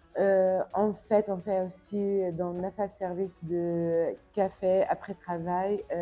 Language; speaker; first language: French; non-native, learner; Arabic